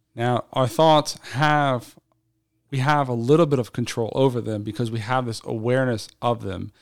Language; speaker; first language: English; native; English